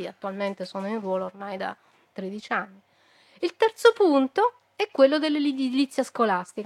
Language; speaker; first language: Italian; native; Italian